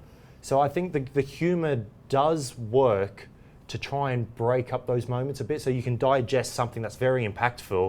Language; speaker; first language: English; native; English